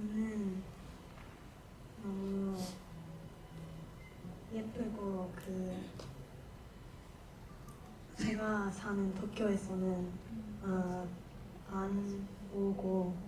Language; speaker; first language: Korean; non-native, learner; Japanese